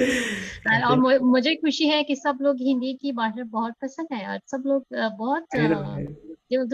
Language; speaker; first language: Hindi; non-native, learner; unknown